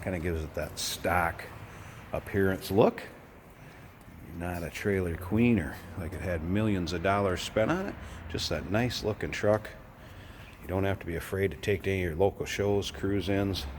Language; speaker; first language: English; native; English